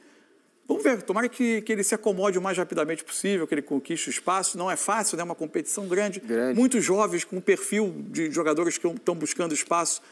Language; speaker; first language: Portuguese; native; Portuguese